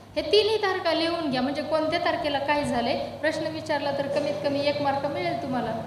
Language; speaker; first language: Marathi; native; Marathi